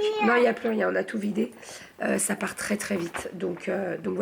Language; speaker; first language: French; native; French